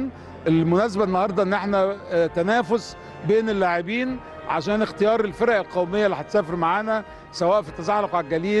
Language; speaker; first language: Arabic; native; Arabic